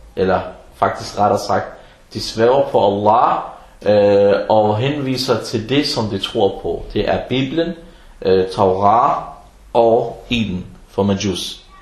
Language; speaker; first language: Danish; non-native, fluent; Arabic